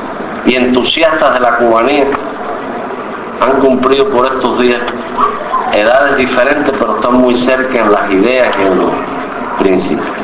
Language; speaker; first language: Spanish; native; Spanish